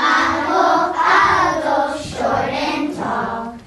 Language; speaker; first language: Spanish; non-native, learner; English